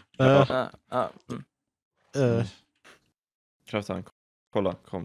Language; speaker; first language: Swedish; native; Swedish